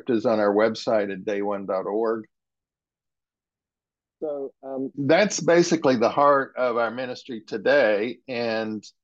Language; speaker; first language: English; native; English